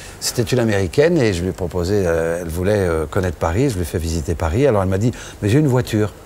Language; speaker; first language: French; native; French